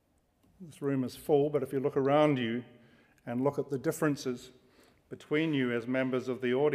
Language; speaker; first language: English; native; English